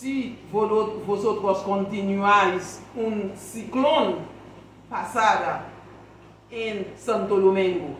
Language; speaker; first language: Spanish; non-native, learner; Haitian Creole